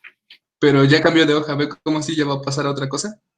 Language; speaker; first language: Spanish; native; Spanish